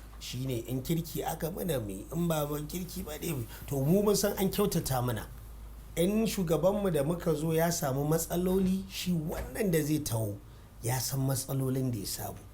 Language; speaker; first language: Hausa; non-native, local second language; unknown